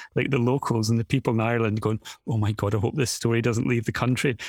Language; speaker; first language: English; native; English